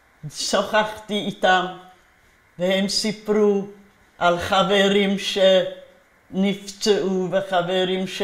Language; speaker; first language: Hebrew; non-native, fluent; Polish